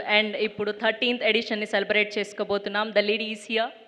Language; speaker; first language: Telugu; native; Telugu